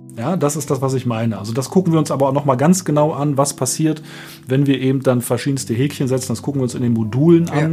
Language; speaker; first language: German; native; German